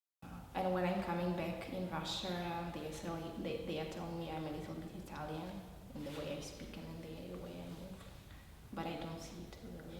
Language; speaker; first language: English; non-native, fluent; Russian